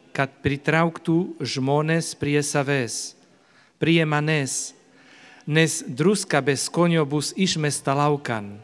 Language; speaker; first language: Lithuanian; non-native, fluent; Slovak